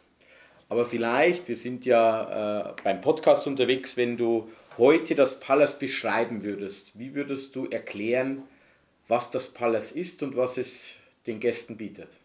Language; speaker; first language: German; native; German